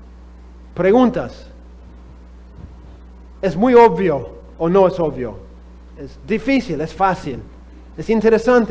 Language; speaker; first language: Spanish; non-native, fluent; English